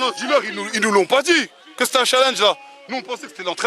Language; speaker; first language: French; native; French